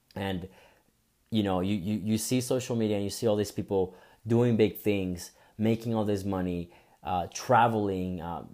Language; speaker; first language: English; early bilingual, other home language; Spanish